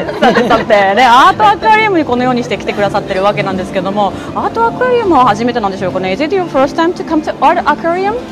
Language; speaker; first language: Japanese; native; Japanese